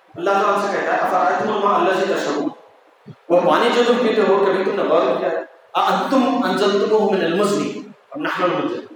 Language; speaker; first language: Urdu; native; Urdu